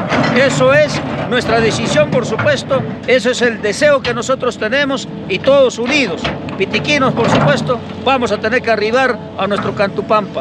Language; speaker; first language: Spanish; native; Spanish